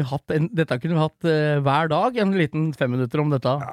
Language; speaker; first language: Norwegian; native; Norwegian